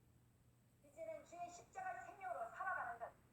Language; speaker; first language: Korean; native; Korean